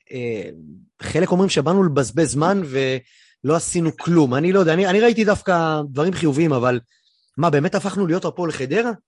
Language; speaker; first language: Hebrew; native; Hebrew